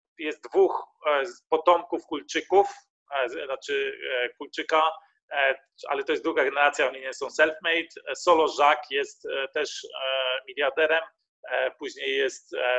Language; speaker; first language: Polish; early bilingual, heritage; Polish